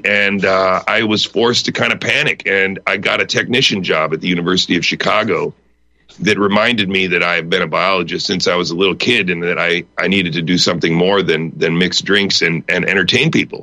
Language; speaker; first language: English; native; English